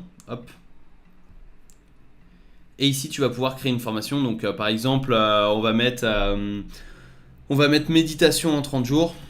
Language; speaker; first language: French; native; French